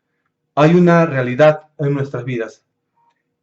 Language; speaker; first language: Spanish; native; Spanish